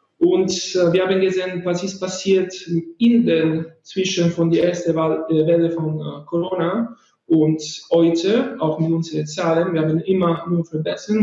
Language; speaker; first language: German; non-native, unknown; Italian